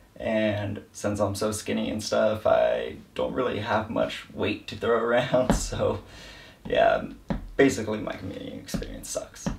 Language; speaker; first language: English; native; English